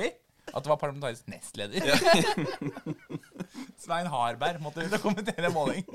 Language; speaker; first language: Norwegian; native; Norwegian